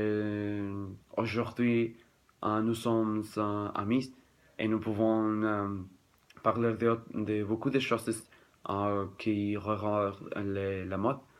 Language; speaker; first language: French; non-native, learner; Spanish